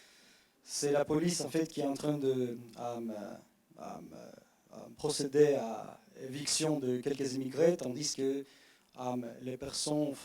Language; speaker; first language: French; non-native, fluent; Greek